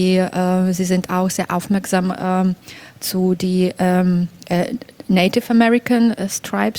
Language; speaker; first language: German; non-native, fluent; Belarusian